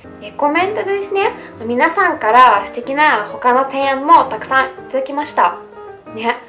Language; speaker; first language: Japanese; non-native, fluent; Russian